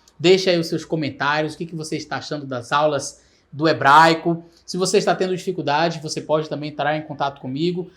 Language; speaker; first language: Portuguese; native; Portuguese